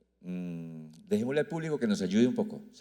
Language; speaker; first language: Spanish; native; Spanish